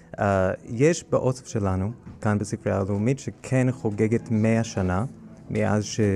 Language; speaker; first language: Hebrew; non-native, fluent; English